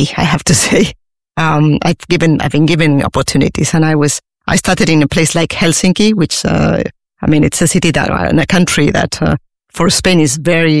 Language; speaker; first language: English; non-native, fluent; Spanish